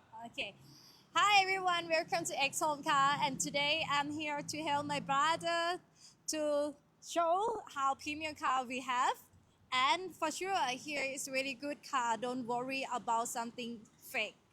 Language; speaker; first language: English; non-native, learner; Thai